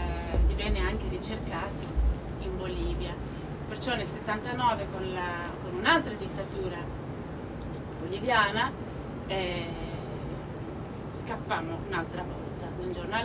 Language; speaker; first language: Italian; non-native, fluent; Spanish